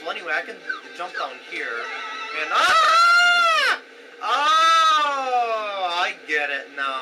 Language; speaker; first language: English; native; English